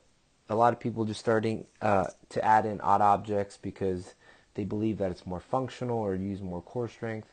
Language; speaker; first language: English; native; English